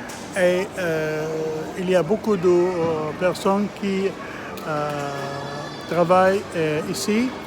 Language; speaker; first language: French; non-native, learner; Arabic